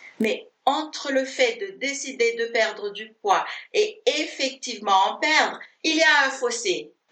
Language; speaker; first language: French; non-native, fluent; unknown